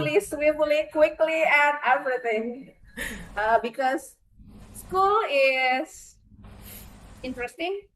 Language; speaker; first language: English; non-native, fluent; Indonesian